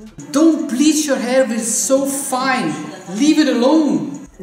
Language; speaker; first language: English; non-native, fluent; Dutch